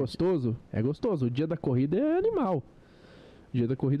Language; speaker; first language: Portuguese; native; Portuguese